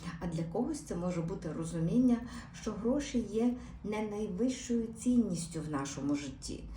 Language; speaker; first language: Ukrainian; native; Ukrainian